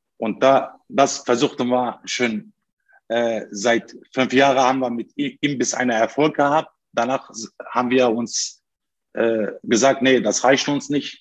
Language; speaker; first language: German; non-native, fluent; Turkish